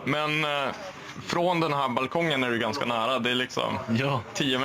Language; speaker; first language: Swedish; native; Swedish